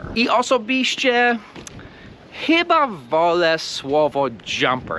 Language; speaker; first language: Polish; non-native, fluent; English